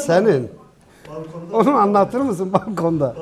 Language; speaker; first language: Turkish; native; Turkish